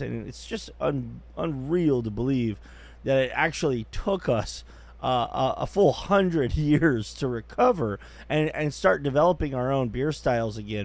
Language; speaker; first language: English; native; English